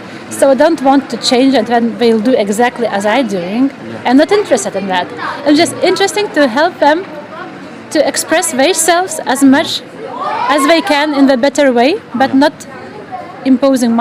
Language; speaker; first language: English; non-native, fluent; Lithuanian